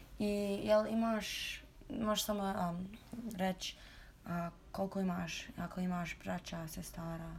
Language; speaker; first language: Croatian; early bilingual, heritage; Bosnian